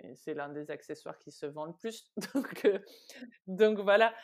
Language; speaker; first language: French; native; French